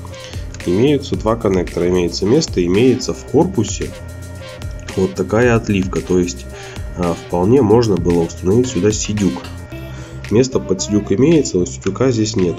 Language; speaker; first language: Russian; native; Russian